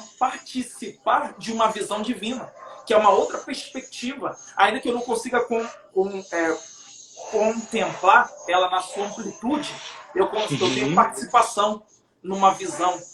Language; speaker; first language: Portuguese; native; Portuguese